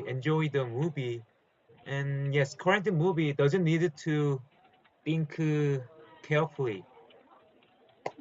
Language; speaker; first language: English; non-native, learner; Korean